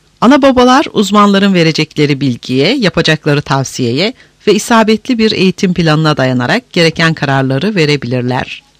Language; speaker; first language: Turkish; native; Turkish